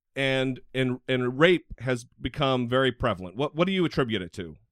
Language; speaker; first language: English; native; English